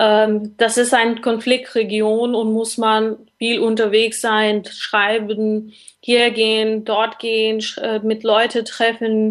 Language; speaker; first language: German; non-native, learner; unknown